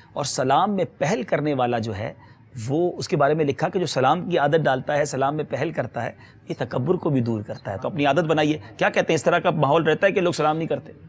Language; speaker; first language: Urdu; native; Urdu